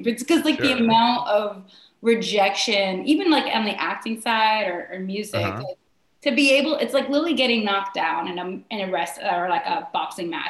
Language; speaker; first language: English; native; English